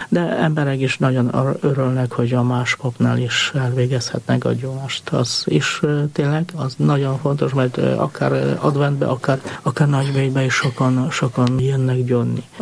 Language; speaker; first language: Hungarian; non-native, fluent; Polish